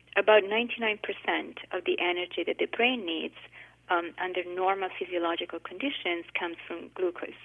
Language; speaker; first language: English; non-native, fluent; Italian